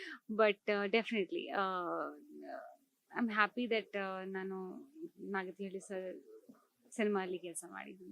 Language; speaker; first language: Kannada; non-native, local second language; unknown